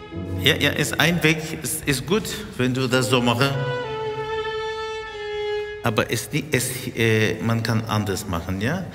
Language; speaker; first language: German; non-native, fluent; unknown